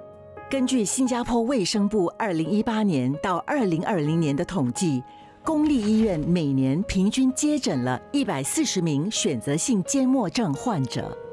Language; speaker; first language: Chinese; native; Chinese